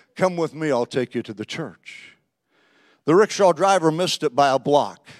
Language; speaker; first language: English; native; English